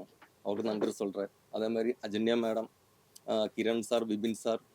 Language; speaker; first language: Tamil; non-native, learner; Malayalam